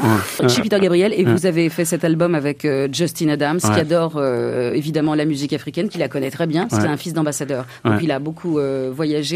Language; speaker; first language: French; native; French